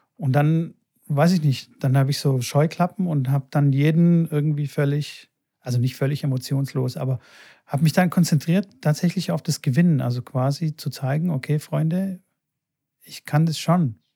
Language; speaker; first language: German; early bilingual, other home language; Bulgarian